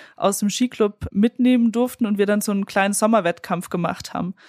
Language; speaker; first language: German; native; German